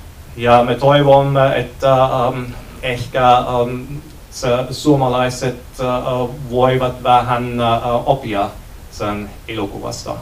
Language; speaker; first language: Finnish; non-native, learner; German